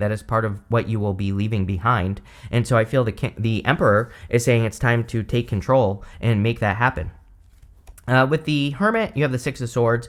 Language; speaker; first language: English; native; English